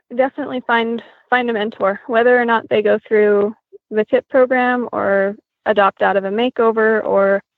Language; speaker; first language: English; native; English